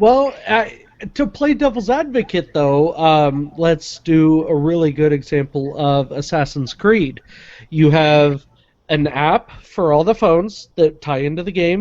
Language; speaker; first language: English; native; English